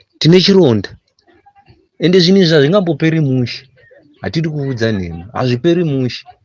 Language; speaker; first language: Shona; non-native, local second language; North Ndebele